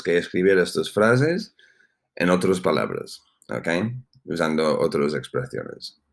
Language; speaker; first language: Spanish; non-native, fluent; English